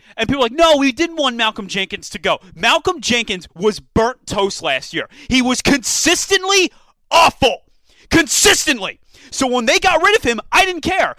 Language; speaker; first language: English; native; English